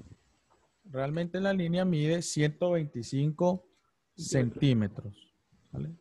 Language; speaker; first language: Spanish; native; Spanish